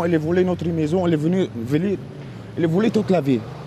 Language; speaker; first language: French; non-native, learner; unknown